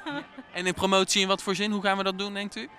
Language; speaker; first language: Dutch; native; Dutch